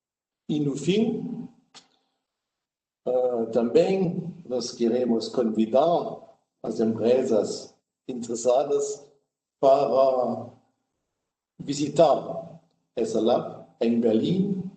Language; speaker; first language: Portuguese; non-native, learner; German